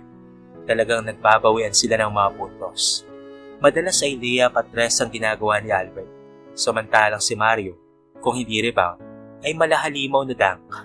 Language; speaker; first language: Filipino; native; Filipino